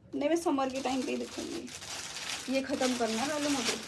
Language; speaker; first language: Hindi; native; Hindi